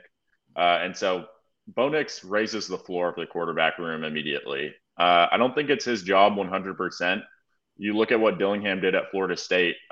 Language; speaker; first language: English; native; English